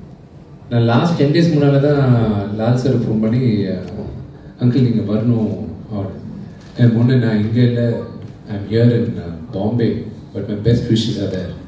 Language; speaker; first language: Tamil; non-native, local second language; Telugu